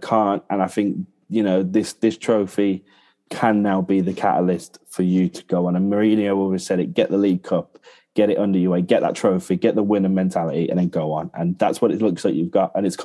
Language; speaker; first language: English; native; English